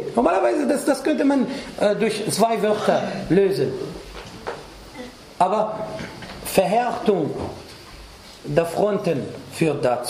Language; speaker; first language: German; non-native, fluent; Arabic